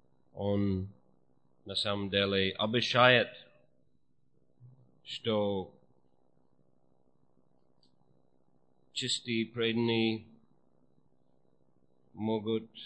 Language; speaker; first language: Russian; non-native, fluent; English